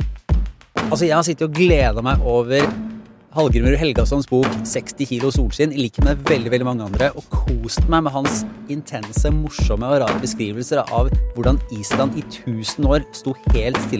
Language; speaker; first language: Norwegian; native; Norwegian